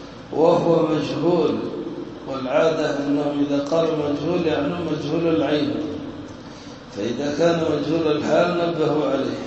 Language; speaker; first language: Arabic; native; Arabic